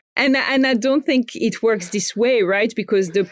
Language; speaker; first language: English; non-native, fluent; French